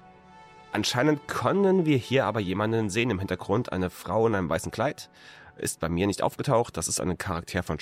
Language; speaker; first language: German; native; German